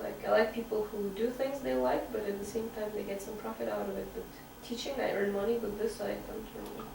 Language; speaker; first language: English; non-native, fluent; Russian